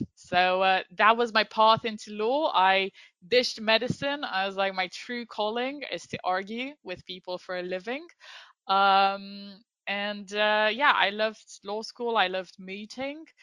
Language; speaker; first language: English; non-native, fluent; Romanian